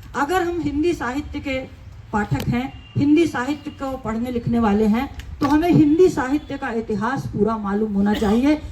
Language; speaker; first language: Hindi; native; Hindi